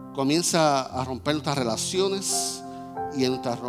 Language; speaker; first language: Spanish; native; Spanish